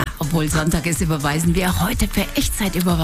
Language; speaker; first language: German; native; German